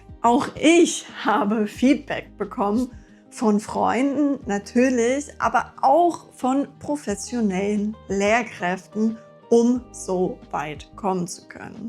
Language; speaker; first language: German; non-native, fluent; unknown